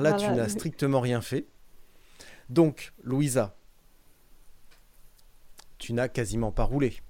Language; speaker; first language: French; native; French